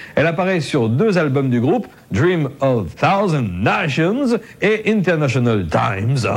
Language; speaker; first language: French; native; French